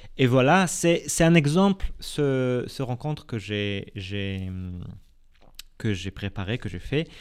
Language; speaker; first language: French; non-native, fluent; Hebrew